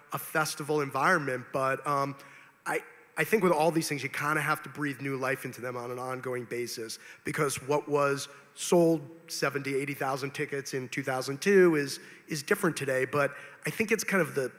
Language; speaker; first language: English; native; English